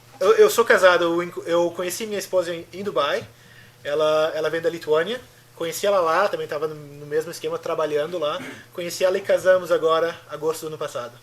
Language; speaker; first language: Portuguese; native; Portuguese